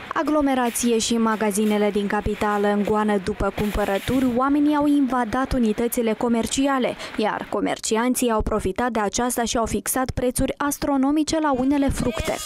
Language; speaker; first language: Romanian; native; Romanian